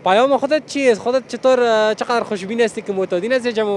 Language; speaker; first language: Persian; native; Persian